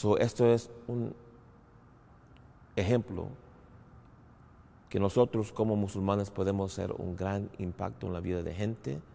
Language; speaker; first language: Spanish; non-native, fluent; English